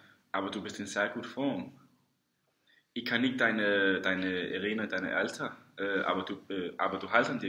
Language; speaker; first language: German; non-native, learner; Danish